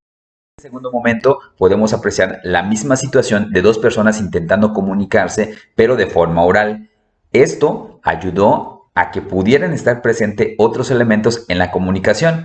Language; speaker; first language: Spanish; native; Spanish